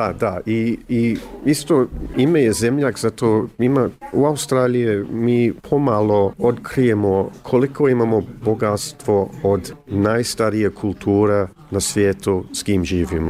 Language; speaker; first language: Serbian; early bilingual, heritage; English